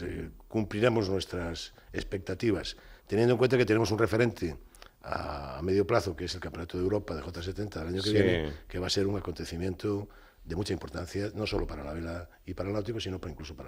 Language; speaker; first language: Spanish; native; Spanish